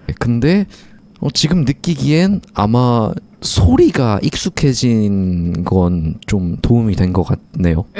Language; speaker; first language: Korean; native; Korean